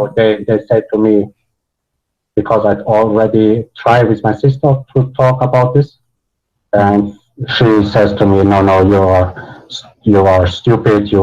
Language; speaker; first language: English; non-native, learner; Bosnian